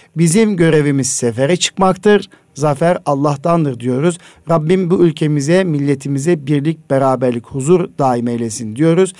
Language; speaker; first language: Turkish; native; Turkish